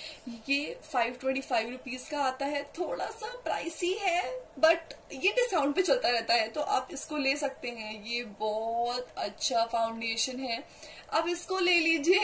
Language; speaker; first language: Hindi; native; Hindi